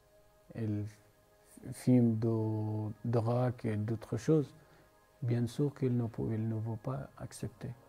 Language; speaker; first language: French; non-native, learner; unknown